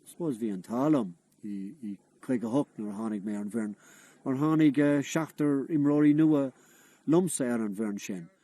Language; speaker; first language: Irish; non-native, local second language; English